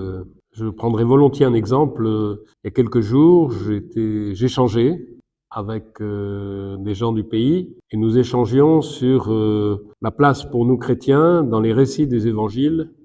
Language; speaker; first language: French; native; French